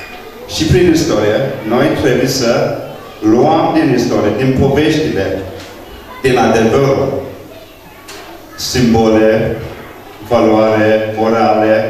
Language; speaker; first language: Romanian; non-native, fluent; English